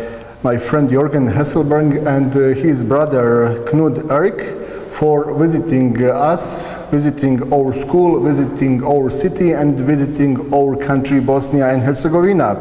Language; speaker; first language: English; non-native, learner; Bosnian